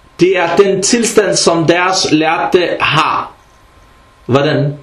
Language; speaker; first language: Danish; early bilingual, other home language; Arabic